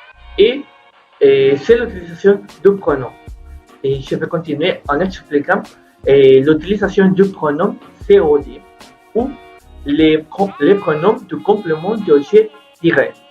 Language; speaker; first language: French; non-native, learner; Spanish